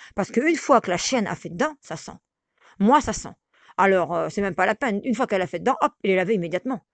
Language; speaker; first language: French; native; French